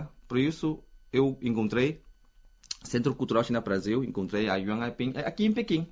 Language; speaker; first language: Portuguese; non-native, fluent; Chinese